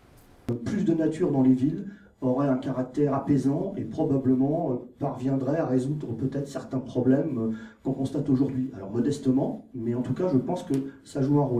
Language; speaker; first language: French; native; French